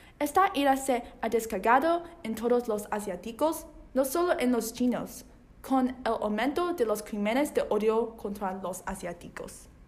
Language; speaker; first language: Spanish; non-native, learner; Chinese